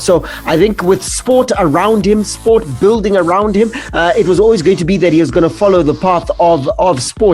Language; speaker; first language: English; native; English